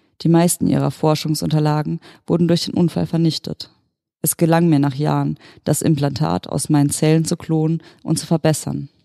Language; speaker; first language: German; native; German